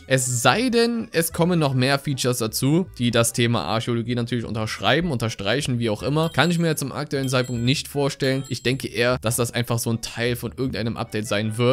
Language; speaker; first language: German; native; German